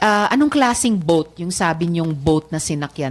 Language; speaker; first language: Filipino; native; Filipino